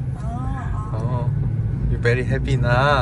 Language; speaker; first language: English; non-native, learner; Korean